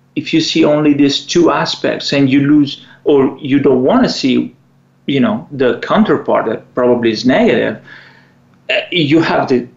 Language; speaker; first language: English; non-native, fluent; Italian